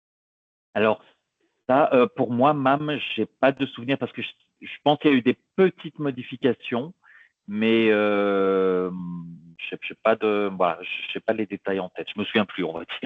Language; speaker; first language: French; native; French